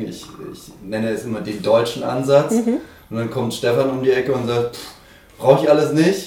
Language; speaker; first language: German; native; German